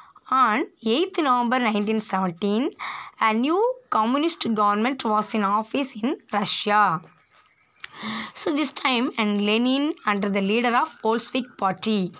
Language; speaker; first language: English; non-native, local second language; Tamil